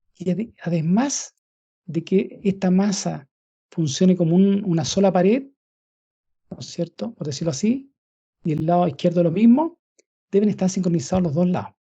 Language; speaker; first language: Spanish; native; Spanish